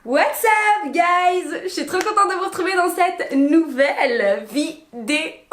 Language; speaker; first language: French; native; French